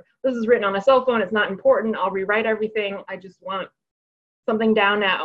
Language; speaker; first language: English; early bilingual, other home language; Chinese